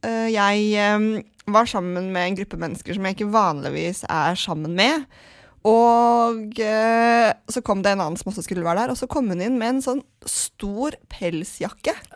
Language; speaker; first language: Norwegian; native; Norwegian